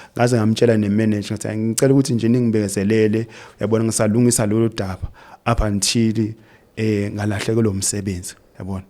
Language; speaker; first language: Zulu; native; Zulu